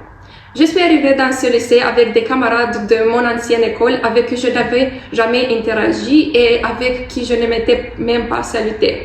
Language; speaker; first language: French; non-native, learner; Romanian